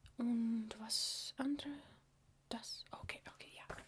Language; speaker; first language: German; non-native, learner; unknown